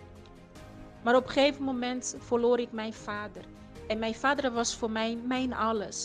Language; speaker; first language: Dutch; non-native, fluent; Portuguese